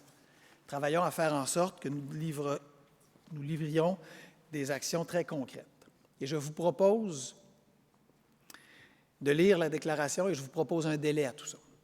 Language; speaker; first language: French; native; French